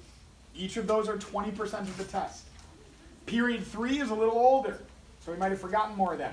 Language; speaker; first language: English; native; English